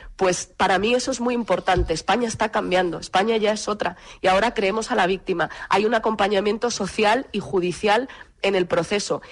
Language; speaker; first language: Spanish; native; Spanish